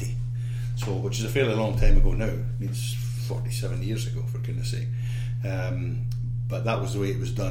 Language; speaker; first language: English; native; English